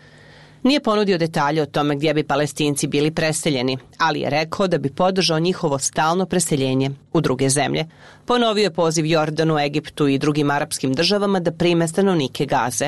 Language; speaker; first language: Serbian; native; Serbian